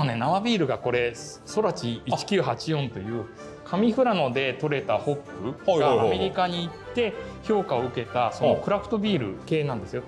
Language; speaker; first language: Japanese; native; Japanese